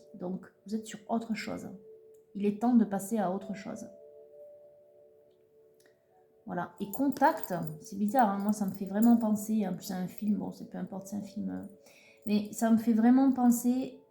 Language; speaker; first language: French; native; French